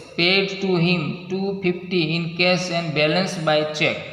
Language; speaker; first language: English; non-native, local second language; Gujarati